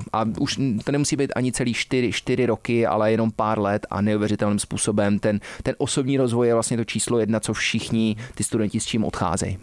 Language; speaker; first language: Czech; early bilingual, heritage; Czech